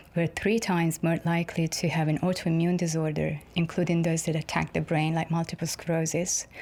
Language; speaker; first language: English; non-native, fluent; Italian